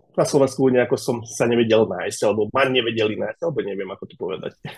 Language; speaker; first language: Slovak; non-native, local second language; Hungarian